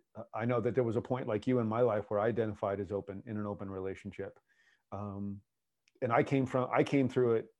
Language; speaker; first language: English; native; English